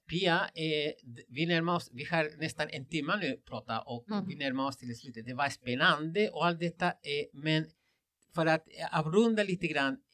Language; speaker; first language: Swedish; non-native, fluent; Spanish